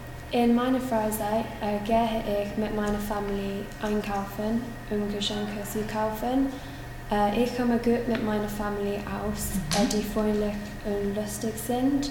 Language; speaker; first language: German; non-native, learner; English